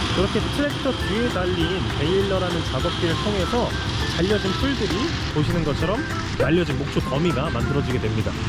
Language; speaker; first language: Korean; native; Korean